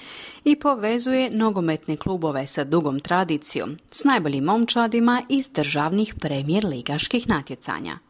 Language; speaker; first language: Croatian; native; Croatian